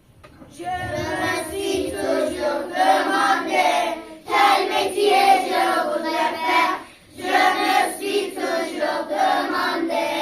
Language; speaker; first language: French; non-native, learner; Turkish